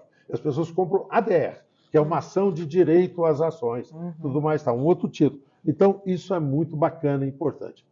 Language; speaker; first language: Portuguese; native; Portuguese